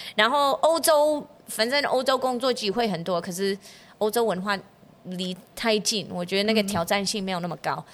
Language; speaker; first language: Chinese; non-native, fluent; English